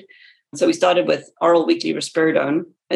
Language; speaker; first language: English; native; English